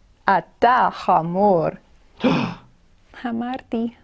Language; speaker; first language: Hebrew; non-native, fluent; English